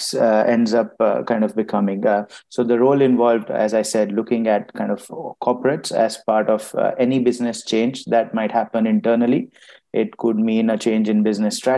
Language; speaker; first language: English; non-native, local second language; Gujarati